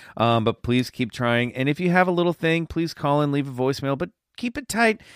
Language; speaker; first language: English; native; English